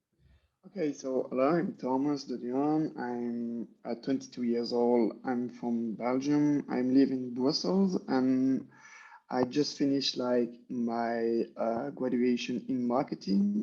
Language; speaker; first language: English; non-native, learner; French